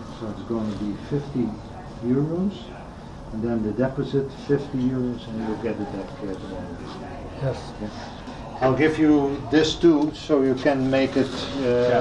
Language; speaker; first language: English; non-native, fluent; Dutch